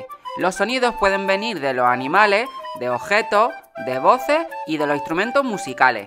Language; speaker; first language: Spanish; native; Spanish